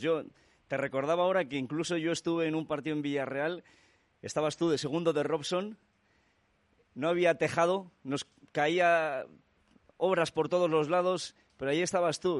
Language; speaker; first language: Spanish; native; Spanish